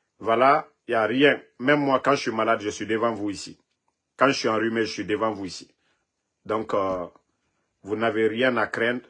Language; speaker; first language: French; non-native, local second language; Mandingo